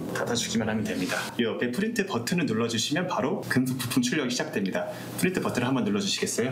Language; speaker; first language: Korean; native; Korean